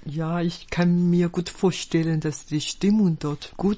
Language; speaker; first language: German; non-native, fluent; Chinese